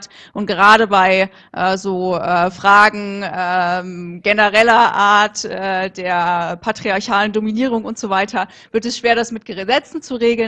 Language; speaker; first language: German; native; German